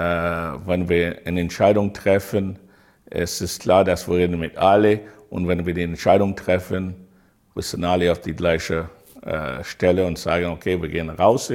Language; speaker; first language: German; non-native, learner; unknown